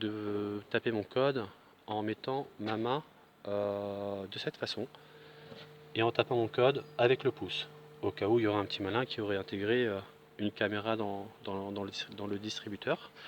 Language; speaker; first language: French; native; French